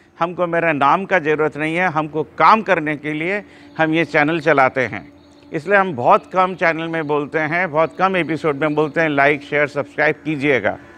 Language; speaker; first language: Hindi; non-native, local second language; Bangla